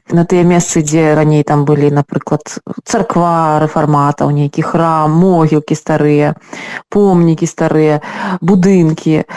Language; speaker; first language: Belarusian; non-native, local second language; Russian